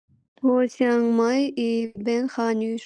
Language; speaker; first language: Chinese; non-native, learner; Kyrgyz